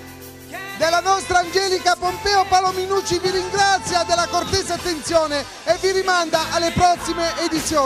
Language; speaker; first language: Italian; native; Italian